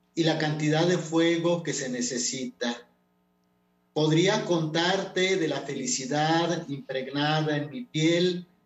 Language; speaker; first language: Spanish; non-native, local second language; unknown